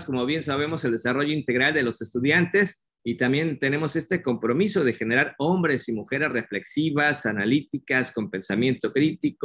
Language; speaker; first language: Spanish; native; Spanish